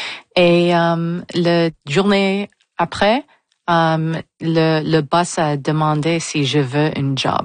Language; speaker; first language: French; non-native, local second language; English